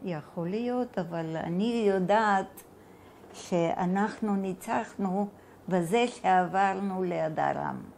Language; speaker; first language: Hebrew; non-native, fluent; Bulgarian